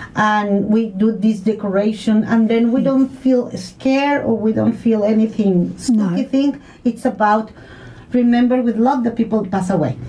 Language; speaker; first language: English; non-native, learner; Spanish